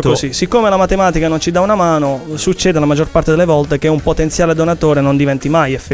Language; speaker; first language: Italian; native; Italian